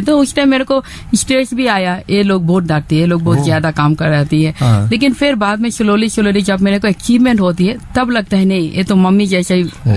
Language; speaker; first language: Hindi; non-native, fluent; Bangla